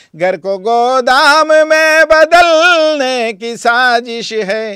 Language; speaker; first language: Hindi; native; Hindi